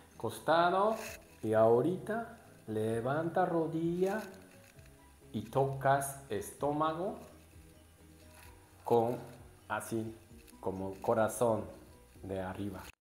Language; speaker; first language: Spanish; non-native, learner; Japanese